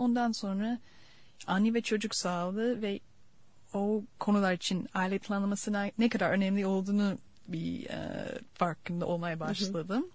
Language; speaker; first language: Turkish; non-native, fluent; English